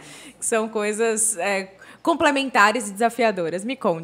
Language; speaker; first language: Portuguese; native; Portuguese